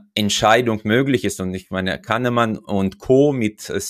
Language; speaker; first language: German; non-native, fluent; Russian